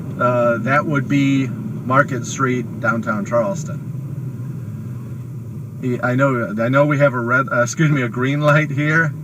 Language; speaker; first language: English; native; English